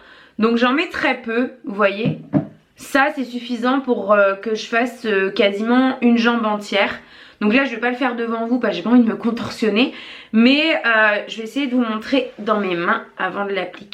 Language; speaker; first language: French; native; French